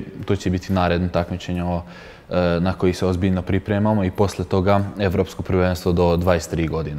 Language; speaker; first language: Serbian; non-native, local second language; Hungarian